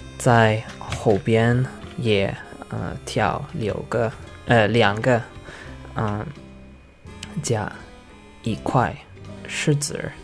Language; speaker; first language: Chinese; non-native, learner; English